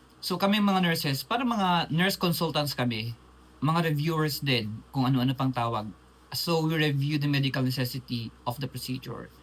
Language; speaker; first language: Filipino; native; Filipino